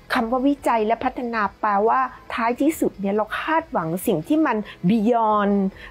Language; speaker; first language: Thai; native; Thai